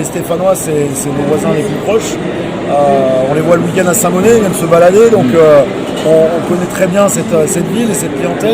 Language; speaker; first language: French; native; French